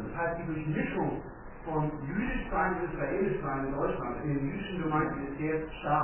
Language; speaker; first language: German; non-native, fluent; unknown